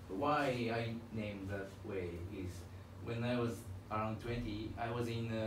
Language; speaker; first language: English; non-native, learner; Japanese